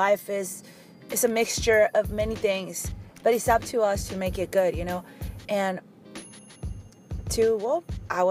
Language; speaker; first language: English; non-native, fluent; Spanish